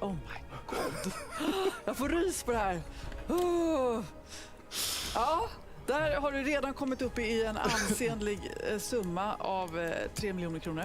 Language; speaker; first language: Swedish; native; Swedish